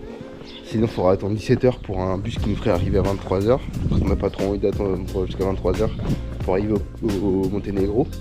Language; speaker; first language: French; native; French